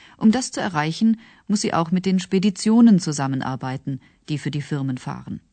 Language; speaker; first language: German; native; German